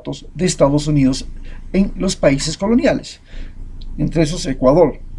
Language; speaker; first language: Spanish; native; Spanish